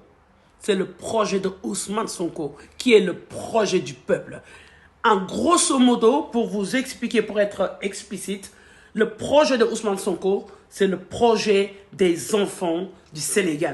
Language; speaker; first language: French; non-native, local second language; Wolof